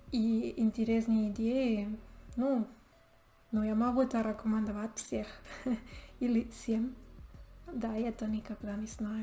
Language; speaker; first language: Russian; non-native, learner; Spanish